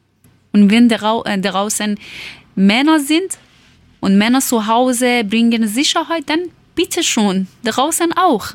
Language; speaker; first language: German; non-native, learner; Persian